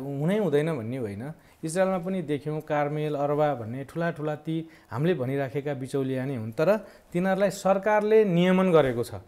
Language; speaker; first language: Nepali; native; Nepali